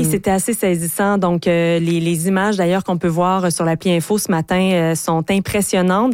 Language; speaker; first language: French; native; French